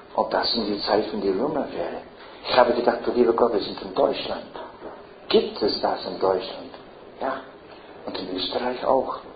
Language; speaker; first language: German; non-native, fluent; English